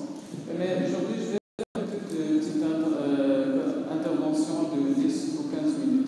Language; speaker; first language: French; non-native, local second language; Arabic